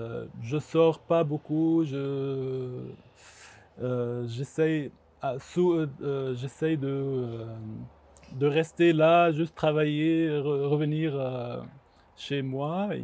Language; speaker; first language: French; non-native, local second language; Arabic